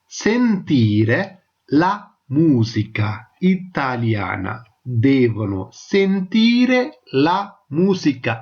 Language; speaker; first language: Italian; non-native, fluent; Tamil